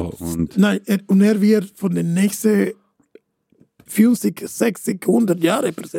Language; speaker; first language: German; non-native, fluent; Spanish